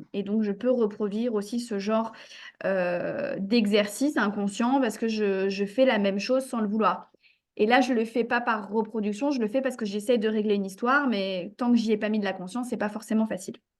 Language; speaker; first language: French; native; French